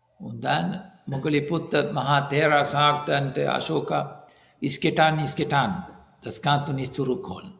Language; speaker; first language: German; non-native, learner; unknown